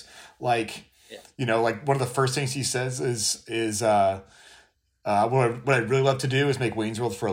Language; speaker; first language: English; native; English